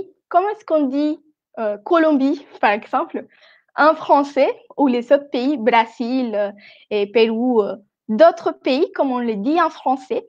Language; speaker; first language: French; non-native, fluent; Spanish